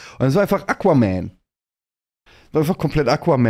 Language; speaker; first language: German; native; German